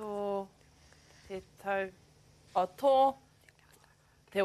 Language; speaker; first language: Māori; non-native, learner; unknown